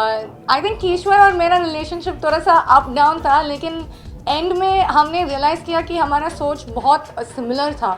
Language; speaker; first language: Hindi; non-native, local second language; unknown